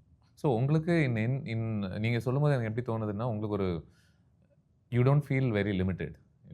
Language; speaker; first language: Tamil; native; Tamil